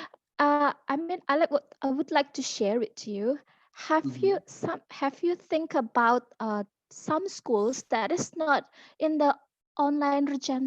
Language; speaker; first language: English; non-native, fluent; Indonesian